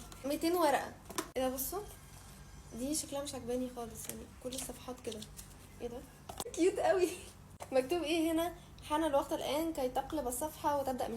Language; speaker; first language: Arabic; native; Arabic